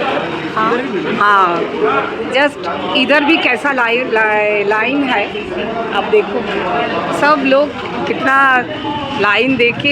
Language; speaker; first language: Hindi; non-native, local second language; Bangla